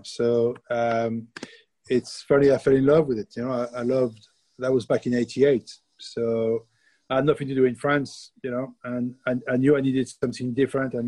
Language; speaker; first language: English; non-native, fluent; French